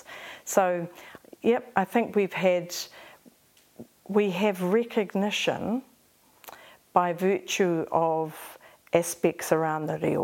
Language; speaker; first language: English; native; English